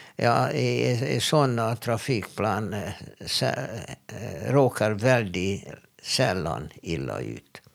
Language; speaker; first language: Swedish; non-native, fluent; Hebrew